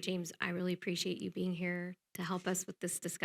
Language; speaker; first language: English; native; English